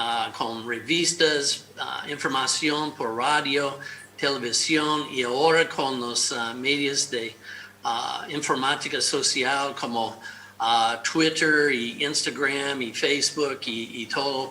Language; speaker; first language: Spanish; non-native, fluent; English